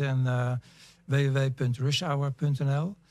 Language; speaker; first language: Dutch; native; Dutch